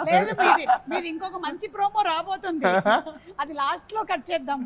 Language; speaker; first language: Telugu; native; Telugu